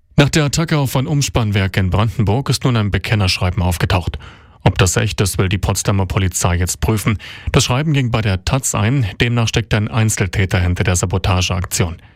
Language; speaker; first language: German; native; German